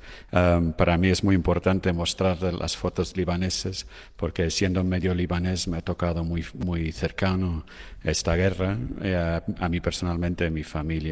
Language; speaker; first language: Spanish; non-native, fluent; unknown